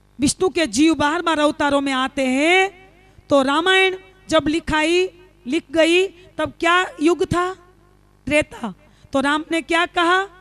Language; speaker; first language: Hindi; non-native, local second language; Gujarati